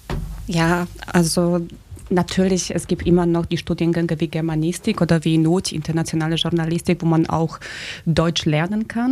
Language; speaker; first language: German; non-native, fluent; Polish